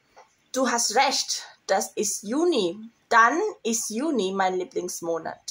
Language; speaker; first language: German; non-native, fluent; Thai